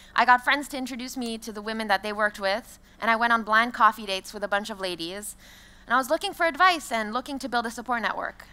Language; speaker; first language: English; non-native, fluent; French